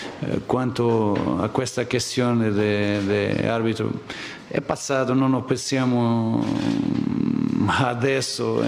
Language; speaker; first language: Italian; non-native, learner; Portuguese